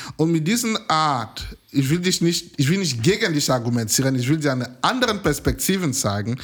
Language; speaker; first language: German; non-native, fluent; French